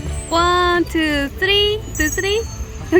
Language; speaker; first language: English; non-native, learner; Korean